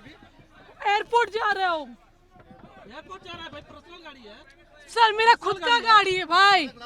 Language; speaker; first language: Hindi; non-native, local second language; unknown